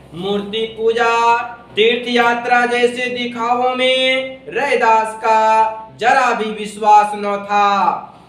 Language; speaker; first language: Hindi; native; Hindi